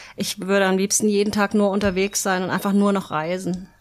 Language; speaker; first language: German; native; German